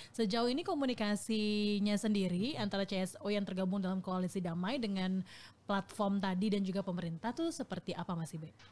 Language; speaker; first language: Indonesian; native; Indonesian